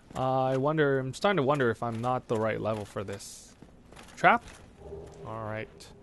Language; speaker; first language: English; non-native, local second language; Cantonese